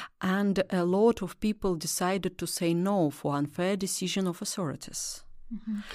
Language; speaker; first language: English; non-native, learner; Russian